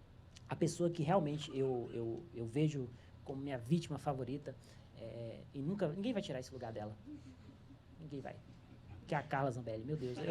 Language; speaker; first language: Portuguese; native; Portuguese